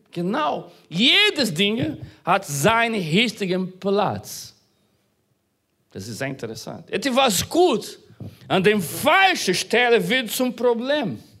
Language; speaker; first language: German; non-native, fluent; Portuguese